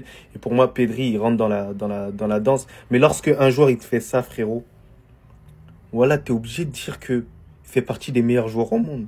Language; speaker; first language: French; native; French